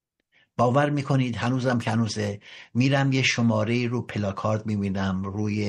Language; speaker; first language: Persian; native; Persian